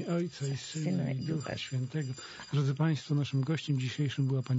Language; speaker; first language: Polish; native; Polish